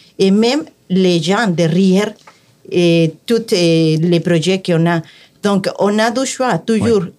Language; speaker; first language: French; non-native, fluent; Spanish